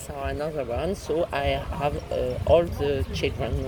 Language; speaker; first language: English; non-native, learner; French